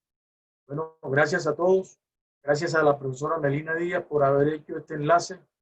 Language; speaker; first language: Spanish; native; Spanish